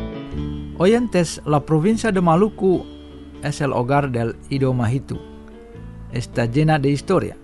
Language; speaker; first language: Spanish; non-native, fluent; Indonesian